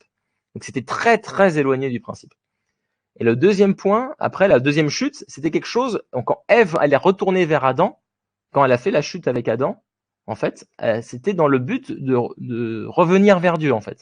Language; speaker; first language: French; native; French